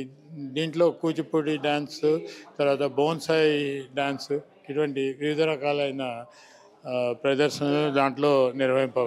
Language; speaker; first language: Telugu; native; Telugu